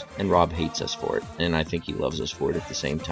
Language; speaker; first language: English; native; English